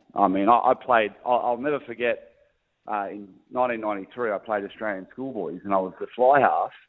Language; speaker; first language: English; native; English